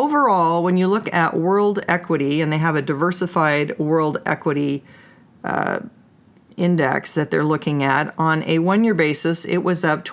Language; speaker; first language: English; native; English